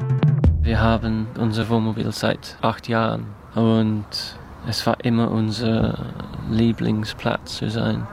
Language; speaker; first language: German; non-native, learner; English